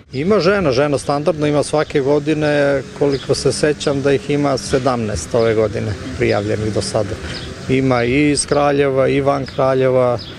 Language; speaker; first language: Serbian; native; Serbian